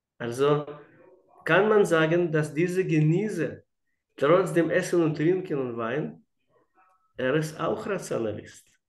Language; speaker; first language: German; non-native, fluent; Russian